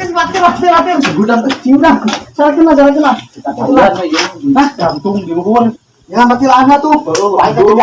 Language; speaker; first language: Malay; non-native, local second language; Sundanese